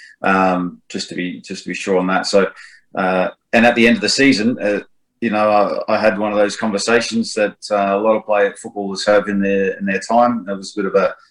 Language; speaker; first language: English; native; English